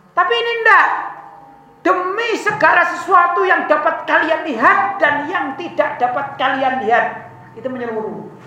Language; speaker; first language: Indonesian; non-native, local second language; Javanese